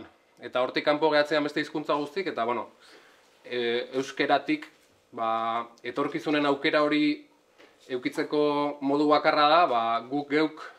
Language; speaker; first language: Basque; native; Basque